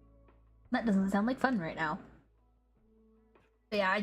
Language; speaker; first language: English; native; English